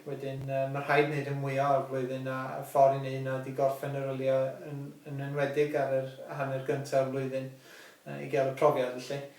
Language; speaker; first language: Welsh; native; Welsh